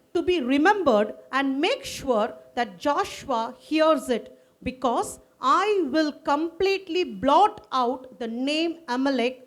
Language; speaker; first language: English; non-native, local second language; Tamil